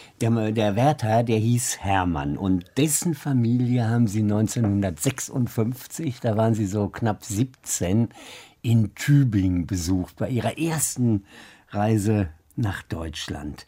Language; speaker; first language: German; native; German